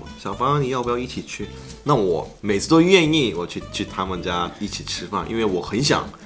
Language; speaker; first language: Chinese; non-native, fluent; Korean